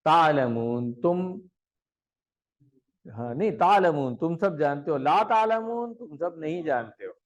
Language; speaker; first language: Arabic; non-native, fluent; Urdu